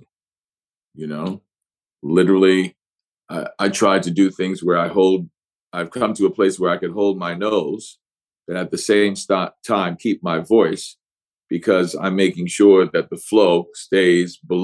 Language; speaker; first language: English; native; English